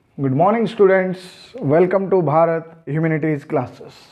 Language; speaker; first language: English; non-native, local second language; Hindi